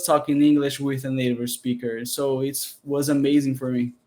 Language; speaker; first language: English; non-native, learner; Portuguese